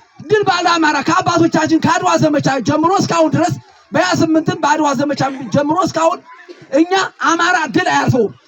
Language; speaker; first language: Amharic; native; Amharic